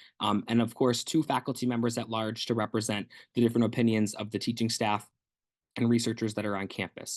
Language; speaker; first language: English; native; English